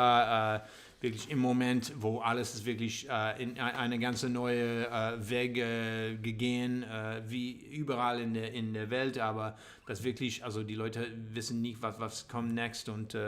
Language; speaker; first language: German; non-native, learner; English